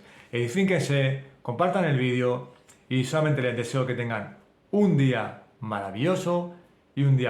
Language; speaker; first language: Spanish; native; Spanish